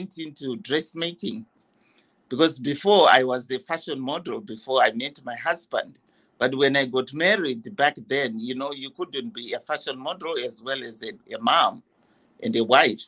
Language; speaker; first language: English; non-native, local second language; Shona